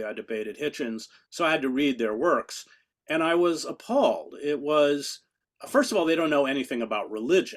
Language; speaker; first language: English; native; English